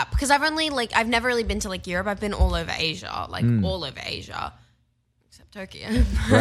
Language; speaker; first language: English; native; English